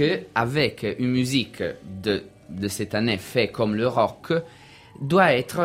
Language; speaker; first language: French; non-native, learner; Italian